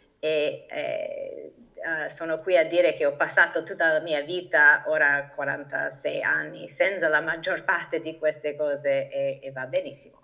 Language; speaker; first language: Italian; non-native, fluent; English